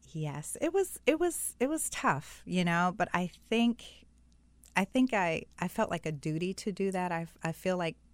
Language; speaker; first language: English; native; English